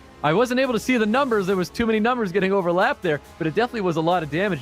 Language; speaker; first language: English; native; English